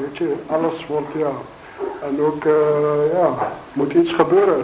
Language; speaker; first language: Dutch; non-native, learner; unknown